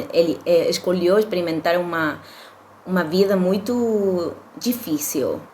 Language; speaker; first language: Portuguese; non-native, fluent; Spanish